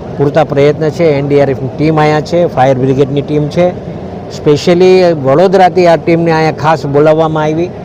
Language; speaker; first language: Gujarati; native; Gujarati